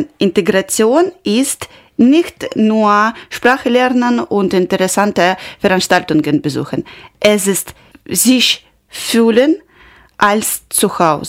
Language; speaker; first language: German; non-native, learner; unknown